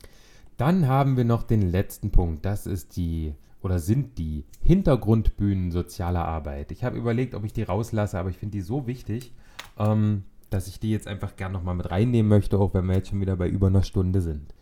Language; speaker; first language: German; native; German